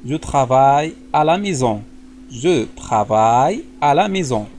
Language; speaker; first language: French; non-native, local second language; Arabic